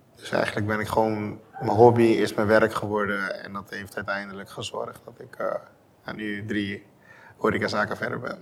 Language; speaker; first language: Dutch; non-native, local second language; Papiamento